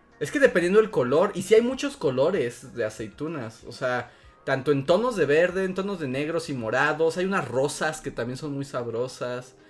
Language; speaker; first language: Spanish; native; Spanish